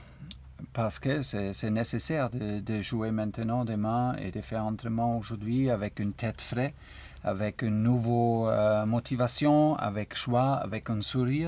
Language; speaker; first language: French; non-native, learner; German